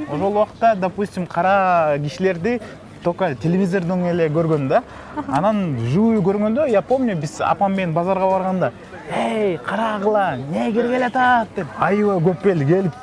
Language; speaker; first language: Kyrgyz; non-native, local second language; Russian